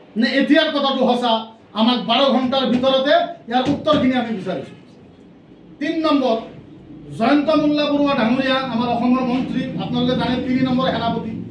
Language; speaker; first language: Assamese; non-native, local second language; Bangla